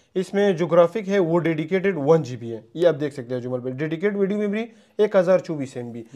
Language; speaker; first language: Urdu; non-native, local second language; Punjabi